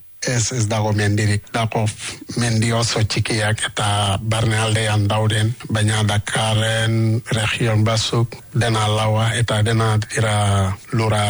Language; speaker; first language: Basque; non-native, learner; Wolof